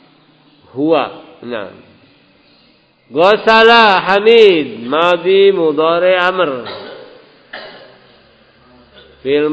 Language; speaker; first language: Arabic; non-native, fluent; Indonesian